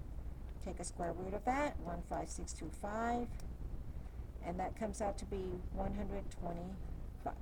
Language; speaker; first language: English; native; English